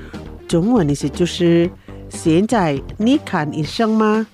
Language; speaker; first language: Chinese; non-native, learner; Indonesian